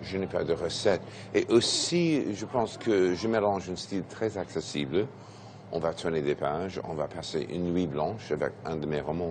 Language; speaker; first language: French; non-native, fluent; English